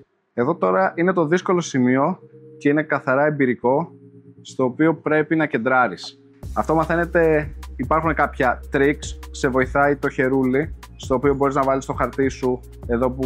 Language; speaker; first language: Greek; native; Greek